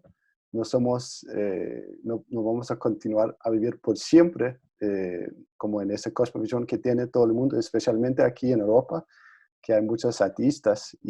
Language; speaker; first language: Spanish; non-native, fluent; Danish